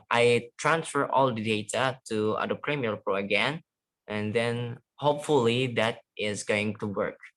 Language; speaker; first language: English; non-native, fluent; Indonesian